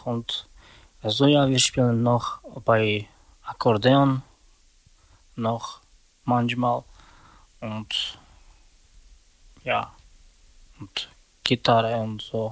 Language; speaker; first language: German; non-native, learner; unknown